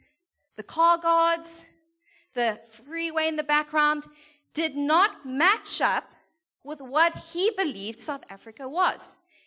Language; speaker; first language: English; native; English